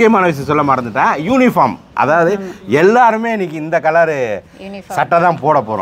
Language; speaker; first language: Tamil; native; Tamil